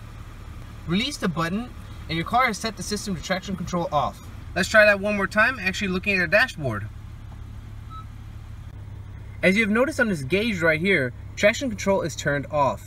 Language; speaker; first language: English; native; English